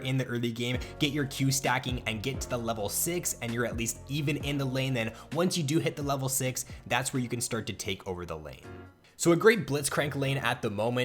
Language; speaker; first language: English; native; English